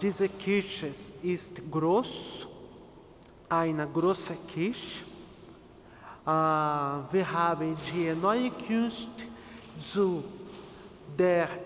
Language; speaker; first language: German; non-native, learner; Portuguese